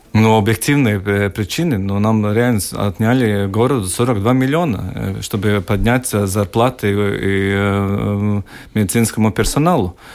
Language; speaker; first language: Russian; non-native, local second language; Latvian